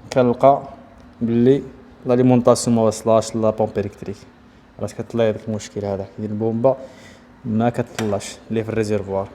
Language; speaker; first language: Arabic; native; Arabic